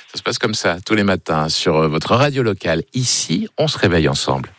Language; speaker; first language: French; native; French